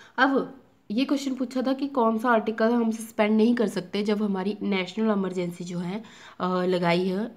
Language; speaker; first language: Hindi; native; Hindi